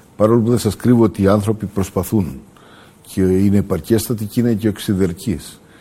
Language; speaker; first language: Greek; early bilingual, heritage; Greek